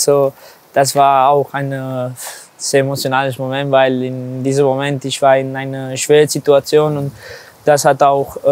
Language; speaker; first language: German; non-native, learner; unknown